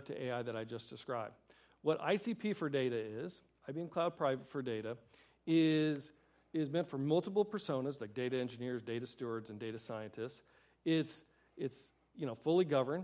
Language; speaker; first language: English; native; English